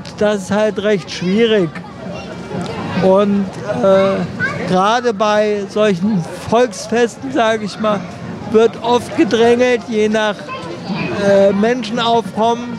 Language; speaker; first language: German; native; German